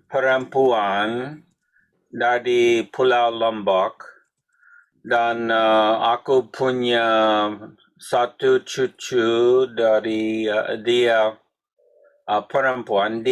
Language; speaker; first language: Indonesian; non-native, learner; English